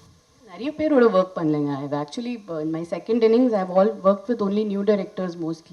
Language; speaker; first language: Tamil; non-native, fluent; Hindi